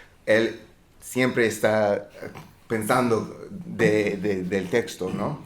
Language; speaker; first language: Spanish; non-native, learner; English